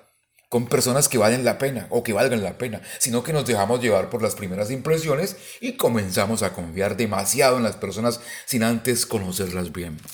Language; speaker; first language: Spanish; native; Spanish